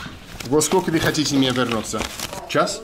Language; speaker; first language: Russian; non-native, learner; English